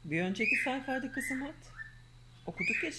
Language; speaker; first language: Turkish; native; Turkish